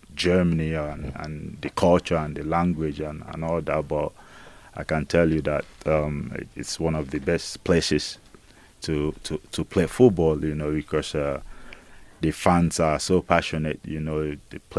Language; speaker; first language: English; non-native, local second language; Igbo